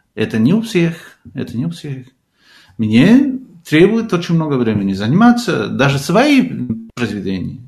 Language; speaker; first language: Russian; non-native, fluent; Spanish